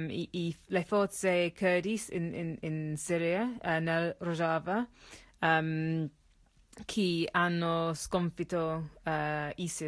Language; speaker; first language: Italian; non-native, learner; English